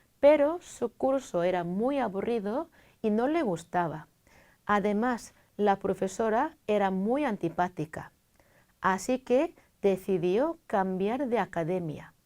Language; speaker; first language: Spanish; non-native, fluent; Korean